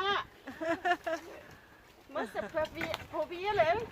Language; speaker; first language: German; non-native, learner; Thai